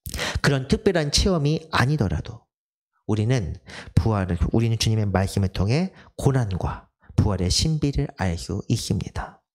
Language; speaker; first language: Korean; native; Korean